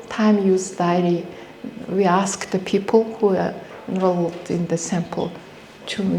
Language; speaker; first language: English; non-native, fluent; Mongolian